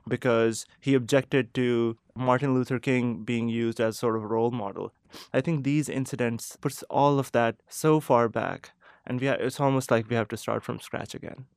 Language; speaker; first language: English; non-native, local second language; Urdu